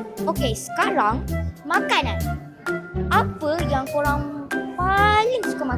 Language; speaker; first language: Malay; native; Malay